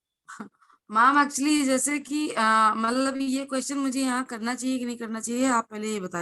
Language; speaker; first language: Hindi; native; Hindi